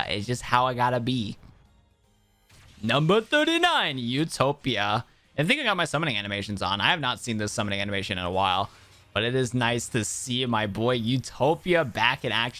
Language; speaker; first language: English; native; English